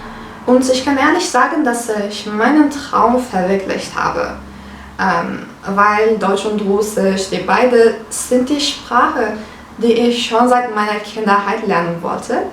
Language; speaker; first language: German; non-native, fluent; Turkish